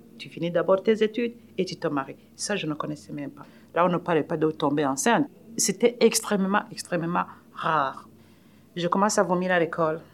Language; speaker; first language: French; non-native, local second language; Rundi